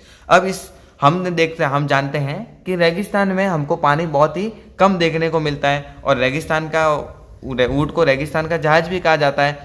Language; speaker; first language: Hindi; native; Hindi